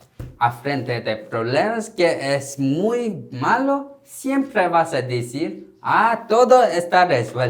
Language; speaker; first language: Spanish; non-native, learner; Korean